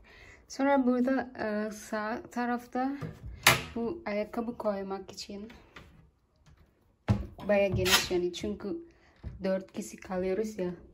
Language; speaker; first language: Turkish; non-native, learner; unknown